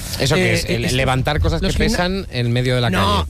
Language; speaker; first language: Spanish; native; Spanish